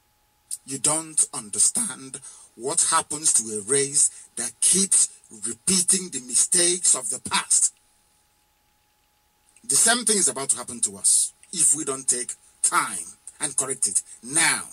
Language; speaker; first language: English; non-native, local second language; Igbo